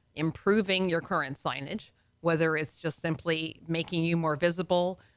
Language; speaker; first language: English; native; English